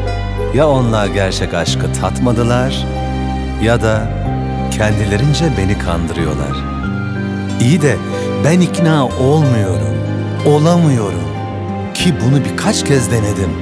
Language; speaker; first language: Turkish; native; Turkish